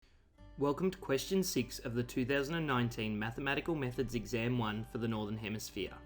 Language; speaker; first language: English; native; English